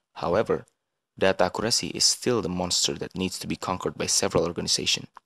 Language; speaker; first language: English; non-native, fluent; Indonesian